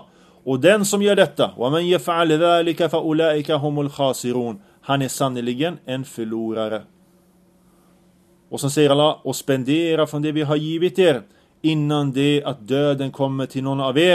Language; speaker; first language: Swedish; early bilingual, other home language; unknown